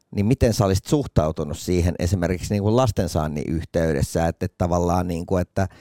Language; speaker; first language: Finnish; native; Finnish